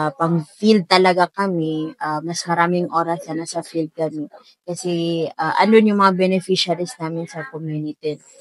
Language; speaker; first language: Filipino; non-native, local second language; Maranao